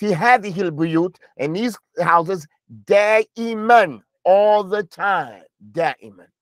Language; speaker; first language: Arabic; non-native, fluent; English